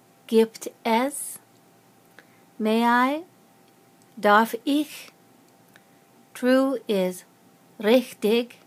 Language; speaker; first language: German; non-native, learner; English